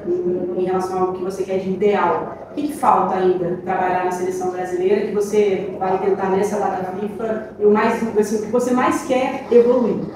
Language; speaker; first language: Portuguese; native; Portuguese